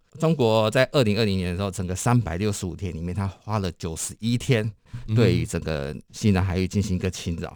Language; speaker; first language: Chinese; native; Chinese